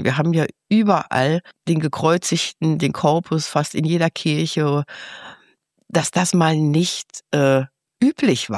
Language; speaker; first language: German; native; German